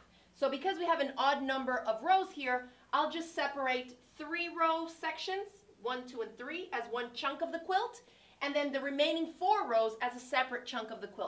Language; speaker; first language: English; native; English